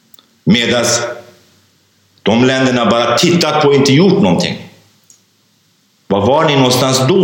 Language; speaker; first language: Swedish; non-native, fluent; Kurdish